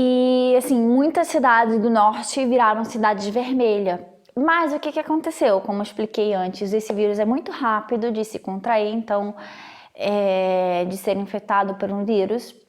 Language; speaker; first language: Portuguese; non-native, fluent; Italian